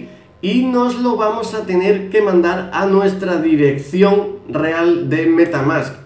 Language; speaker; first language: Spanish; native; Spanish